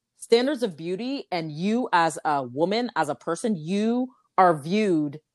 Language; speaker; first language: English; native; English